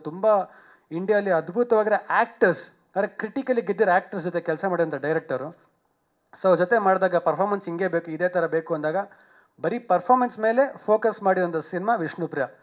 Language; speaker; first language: Kannada; native; Kannada